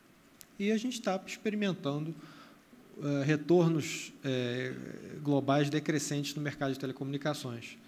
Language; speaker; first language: Portuguese; native; Portuguese